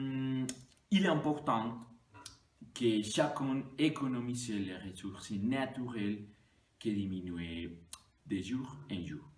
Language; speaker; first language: French; non-native, learner; Spanish